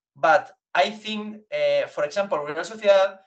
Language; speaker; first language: English; non-native, learner; Spanish